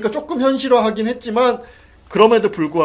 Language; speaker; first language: Korean; native; Korean